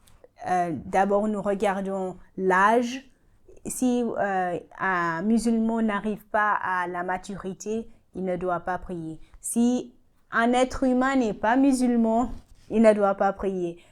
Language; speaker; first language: French; non-native, learner; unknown